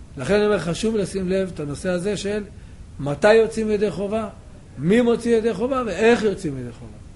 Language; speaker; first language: Hebrew; native; Hebrew